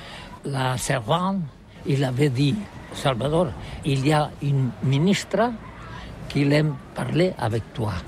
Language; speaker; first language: French; non-native, learner; Catalan